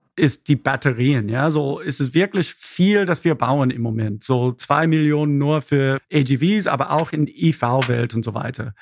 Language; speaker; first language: German; non-native, fluent; English